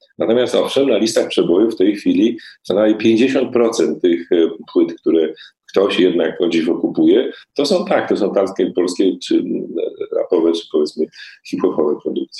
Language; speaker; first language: Polish; native; Polish